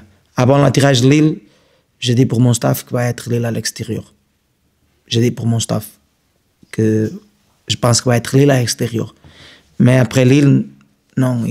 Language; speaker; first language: French; non-native, fluent; Portuguese